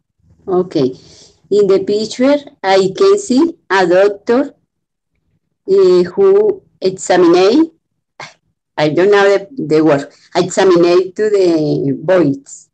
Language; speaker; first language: English; non-native, learner; Spanish